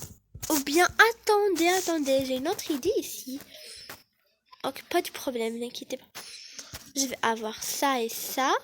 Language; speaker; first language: French; non-native, learner; Arabic